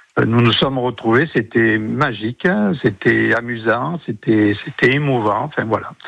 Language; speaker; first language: French; native; French